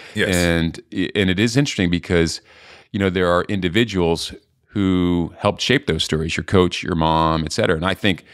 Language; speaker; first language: English; native; English